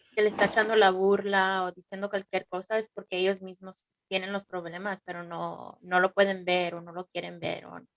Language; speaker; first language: Spanish; early bilingual, heritage; Spanish